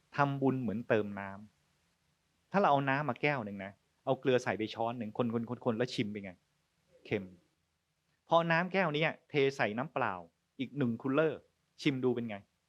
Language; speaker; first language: Thai; native; Thai